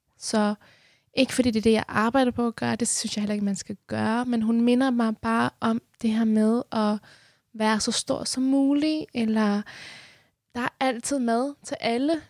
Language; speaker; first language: Danish; early bilingual, other home language; Persian